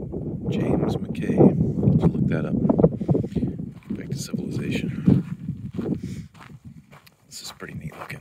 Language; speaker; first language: English; native; English